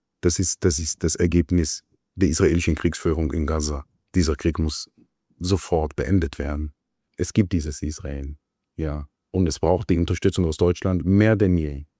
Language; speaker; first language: German; non-native, fluent; Hebrew